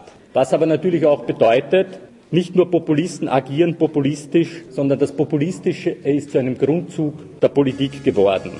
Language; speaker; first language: German; native; German